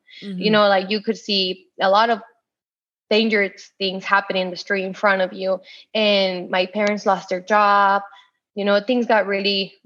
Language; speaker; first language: English; non-native, fluent; Spanish